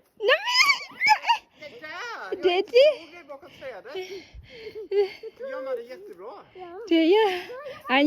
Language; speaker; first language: Swedish; non-native, learner; Thai